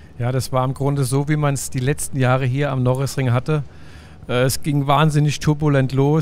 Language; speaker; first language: German; native; German